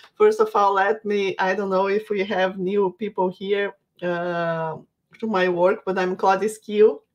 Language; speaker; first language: English; non-native, fluent; Portuguese